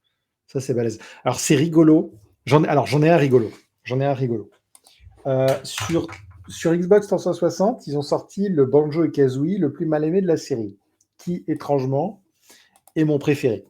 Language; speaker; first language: French; native; French